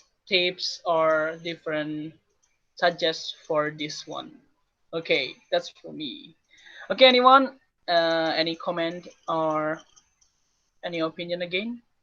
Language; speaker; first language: English; non-native, learner; Indonesian